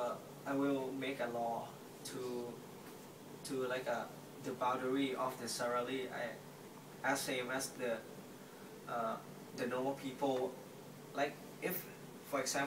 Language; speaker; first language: English; non-native, learner; Thai